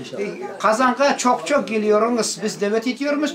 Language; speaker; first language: Turkish; non-native, learner; Tatar